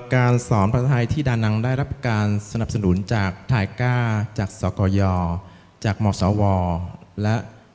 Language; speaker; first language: Thai; non-native, fluent; Vietnamese